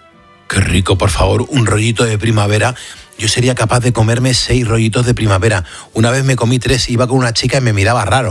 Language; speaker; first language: Spanish; native; Spanish